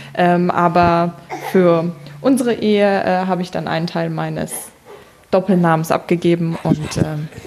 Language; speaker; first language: German; native; German